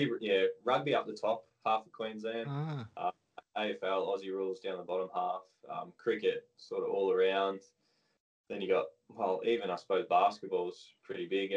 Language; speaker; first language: English; native; English